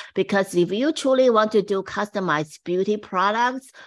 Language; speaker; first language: English; non-native, fluent; Chinese